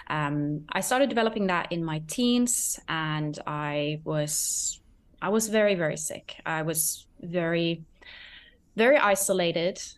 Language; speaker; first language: English; non-native, fluent; Norwegian